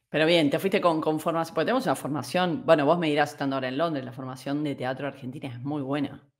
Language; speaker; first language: Spanish; native; Spanish